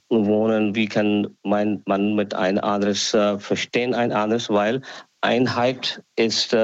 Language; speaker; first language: German; non-native, learner; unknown